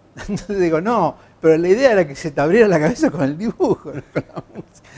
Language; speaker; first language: Spanish; native; Spanish